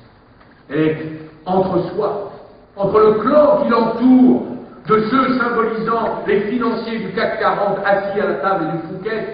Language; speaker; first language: French; native; French